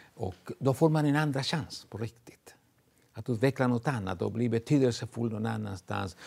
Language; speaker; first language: Swedish; non-native, fluent; Spanish